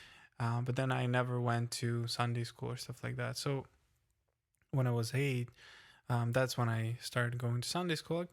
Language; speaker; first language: English; non-native, fluent; Ukrainian